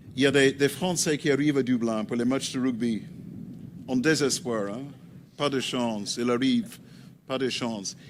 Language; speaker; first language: French; non-native, learner; English